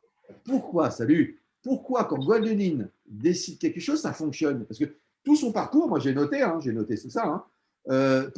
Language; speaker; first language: French; native; French